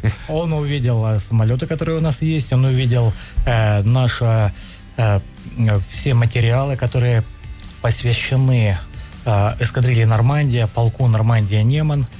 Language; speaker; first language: Russian; native; Russian